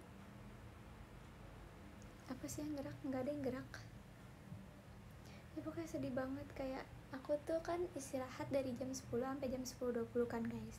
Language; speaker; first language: Indonesian; native; Indonesian